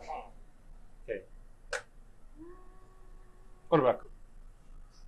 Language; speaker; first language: Japanese; native; Japanese